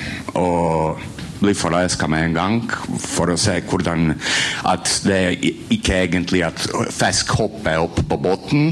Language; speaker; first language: Norwegian; non-native, fluent; Croatian